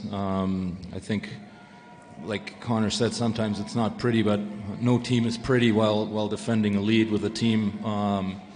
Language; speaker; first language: English; non-native, fluent; German